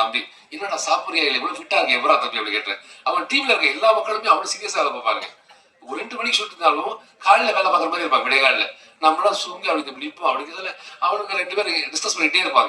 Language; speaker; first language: Tamil; native; Tamil